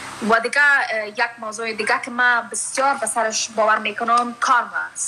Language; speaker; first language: Persian; early bilingual, heritage; Persian